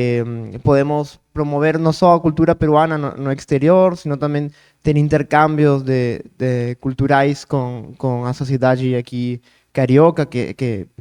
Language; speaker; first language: Portuguese; non-native, learner; Spanish